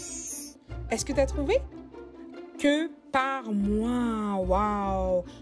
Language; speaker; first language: French; native; French